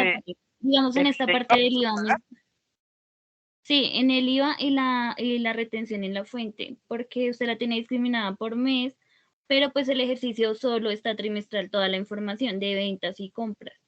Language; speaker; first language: Spanish; native; Spanish